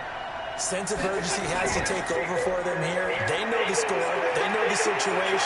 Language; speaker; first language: English; native; English